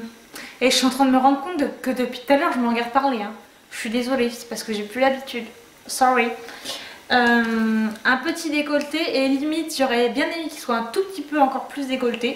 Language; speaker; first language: French; native; French